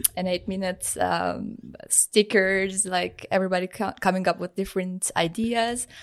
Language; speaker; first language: English; non-native, fluent; Persian